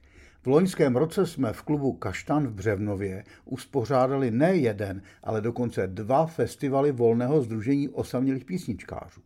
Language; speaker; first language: Czech; native; Czech